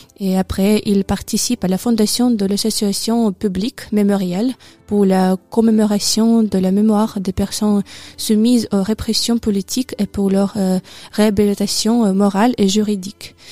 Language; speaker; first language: French; non-native, learner; Russian